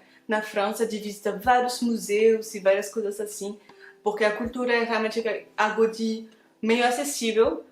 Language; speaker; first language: Portuguese; non-native, fluent; French